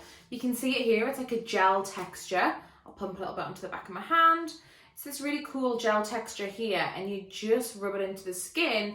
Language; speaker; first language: English; native; English